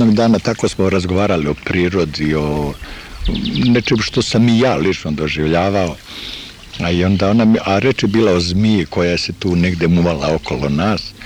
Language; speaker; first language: Serbian; native; Serbian